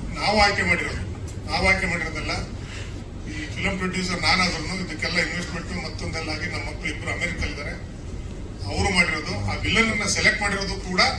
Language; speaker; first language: Kannada; native; Kannada